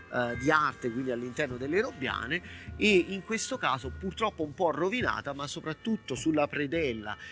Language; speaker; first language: Italian; native; Italian